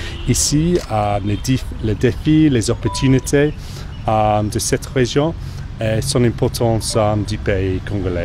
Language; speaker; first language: French; non-native, fluent; English